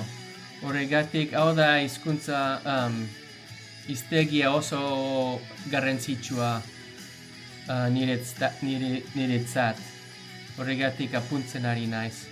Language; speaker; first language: Basque; non-native, learner; English